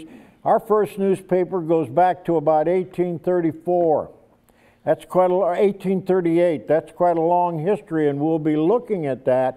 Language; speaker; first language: English; native; English